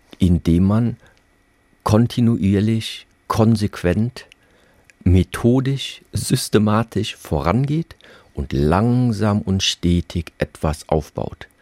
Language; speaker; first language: German; early bilingual, other home language; Vietnamese